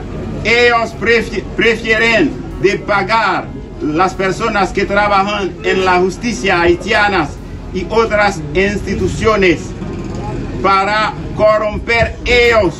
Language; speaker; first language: Spanish; non-native, learner; Haitian Creole